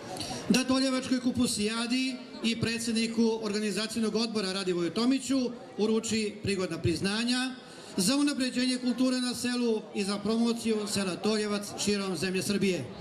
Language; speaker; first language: Bosnian; native; Bosnian